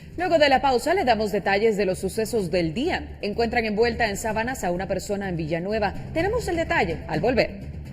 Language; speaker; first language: Spanish; native; Spanish